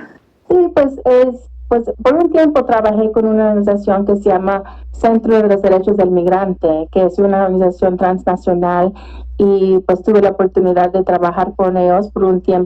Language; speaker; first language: Spanish; early bilingual, heritage; Spanish